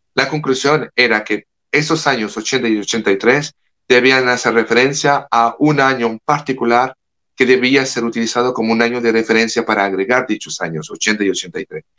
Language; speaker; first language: Spanish; non-native, fluent; French